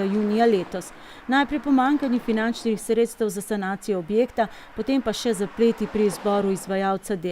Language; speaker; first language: Slovenian; native; Slovenian